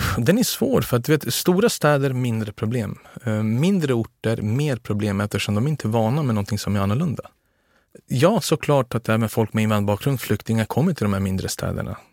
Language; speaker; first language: Swedish; early bilingual, other home language; Serbian